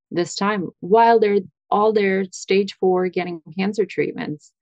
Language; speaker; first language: English; early bilingual, other home language; Russian